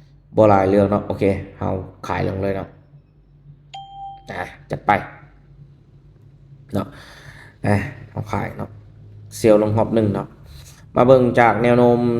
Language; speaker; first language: Thai; non-native, local second language; Northeastern Thai